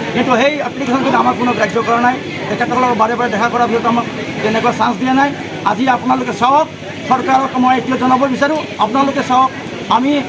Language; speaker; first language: Assamese; non-native, local second language; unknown